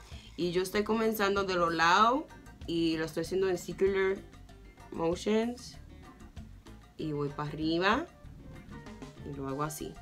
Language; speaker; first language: Spanish; early bilingual, heritage; English